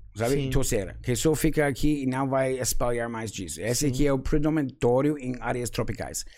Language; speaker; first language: Portuguese; non-native, fluent; English